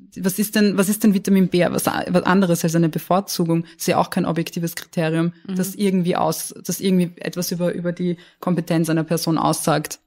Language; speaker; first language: German; native; German